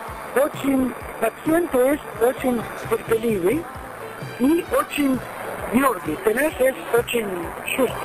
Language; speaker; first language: Russian; non-native, learner; Italian